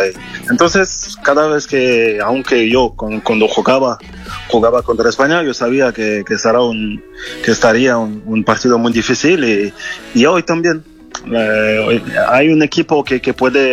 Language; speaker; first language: Spanish; non-native, fluent; French